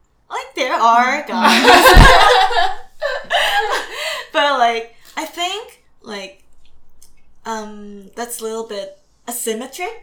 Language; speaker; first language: English; non-native, learner; Korean